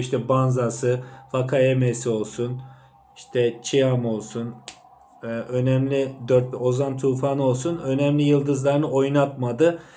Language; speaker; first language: Turkish; native; Turkish